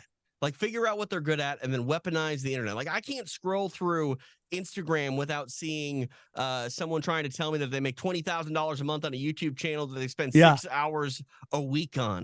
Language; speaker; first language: English; native; English